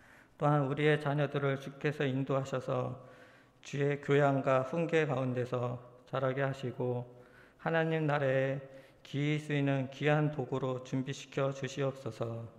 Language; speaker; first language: Korean; native; Korean